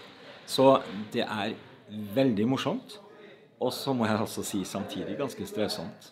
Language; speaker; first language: Norwegian; native; Norwegian